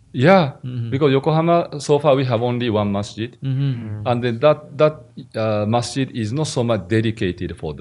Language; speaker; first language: English; non-native, learner; Japanese